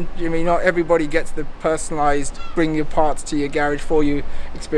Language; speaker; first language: English; native; English